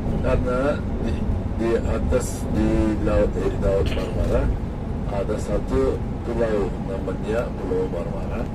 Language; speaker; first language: Indonesian; non-native, fluent; Turkish